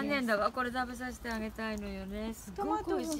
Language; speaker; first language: Japanese; native; Japanese